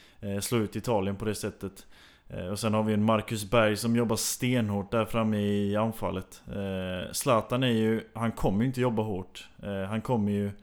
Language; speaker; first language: Swedish; native; Swedish